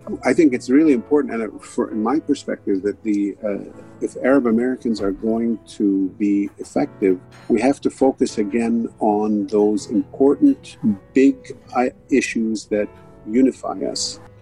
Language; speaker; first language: English; early bilingual, other home language; Arabic